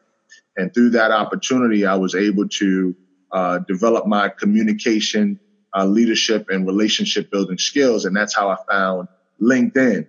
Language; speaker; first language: English; native; English